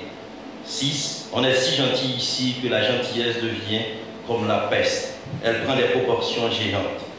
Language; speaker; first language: French; non-native, local second language; Haitian Creole